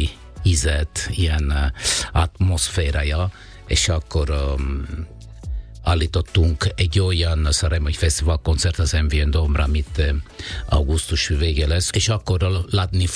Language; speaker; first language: Hungarian; non-native, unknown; Italian